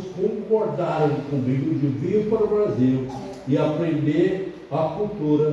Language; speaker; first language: Portuguese; non-native, fluent; English